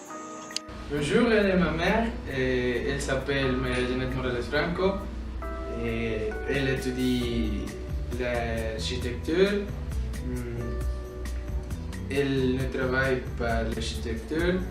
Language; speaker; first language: French; non-native, learner; Spanish